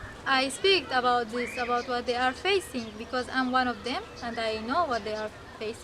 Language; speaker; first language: English; non-native, fluent; Arabic